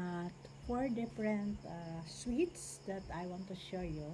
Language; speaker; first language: English; non-native, local second language; Cebuano